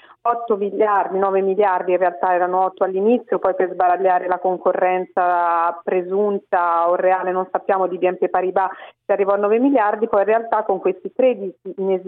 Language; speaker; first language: Italian; native; Italian